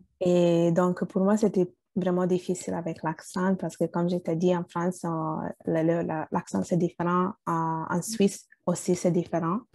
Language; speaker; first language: French; non-native, fluent; Bangla